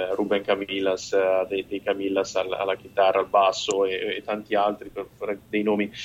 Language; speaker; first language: Italian; native; Italian